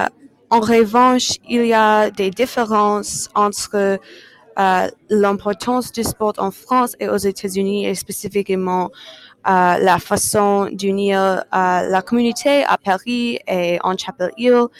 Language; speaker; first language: French; non-native, learner; English